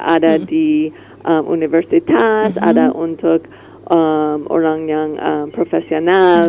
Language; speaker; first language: Indonesian; non-native, learner; English